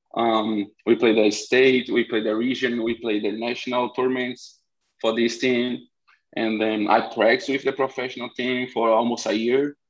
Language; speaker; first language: English; non-native, fluent; Portuguese